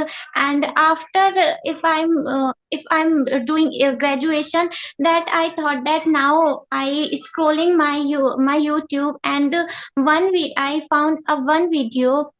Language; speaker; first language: English; non-native, learner; Hindi